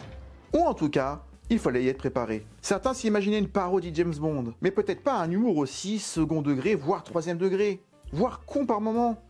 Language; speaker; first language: French; native; French